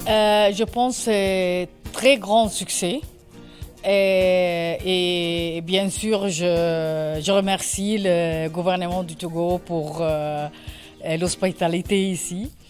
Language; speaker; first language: French; non-native, learner; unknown